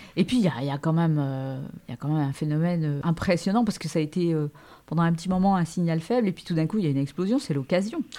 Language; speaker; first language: French; native; French